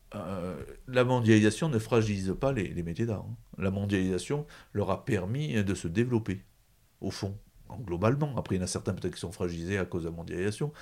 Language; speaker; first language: French; native; French